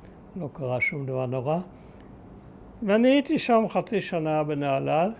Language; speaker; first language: Hebrew; early bilingual, other home language; German